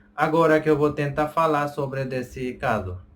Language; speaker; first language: Portuguese; non-native, learner; Hindi